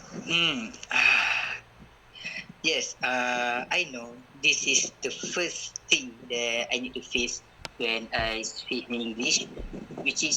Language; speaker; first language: English; non-native, local second language; Malay